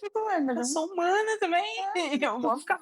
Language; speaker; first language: Portuguese; native; Portuguese